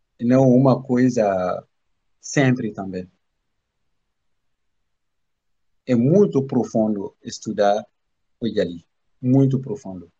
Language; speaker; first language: Portuguese; non-native, learner; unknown